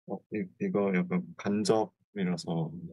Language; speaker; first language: Korean; native; Korean